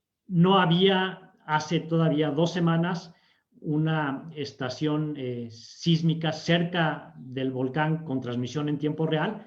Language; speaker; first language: Spanish; native; Spanish